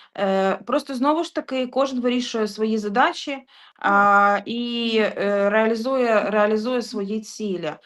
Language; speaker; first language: Ukrainian; non-native, local second language; Russian